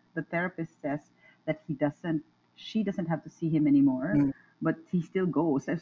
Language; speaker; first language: English; non-native, local second language; Filipino